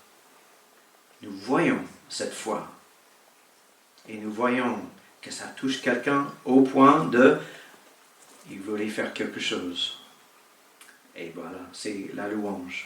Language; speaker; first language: French; native; French